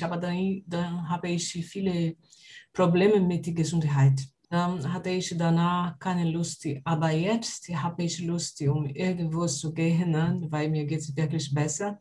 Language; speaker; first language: German; non-native, learner; Portuguese